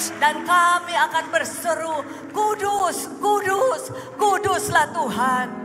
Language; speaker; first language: Indonesian; native; Indonesian